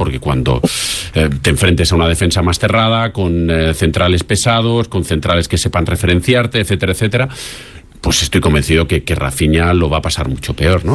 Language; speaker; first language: Spanish; native; Spanish